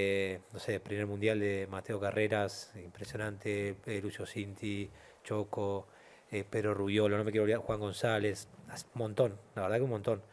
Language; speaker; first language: Spanish; native; Spanish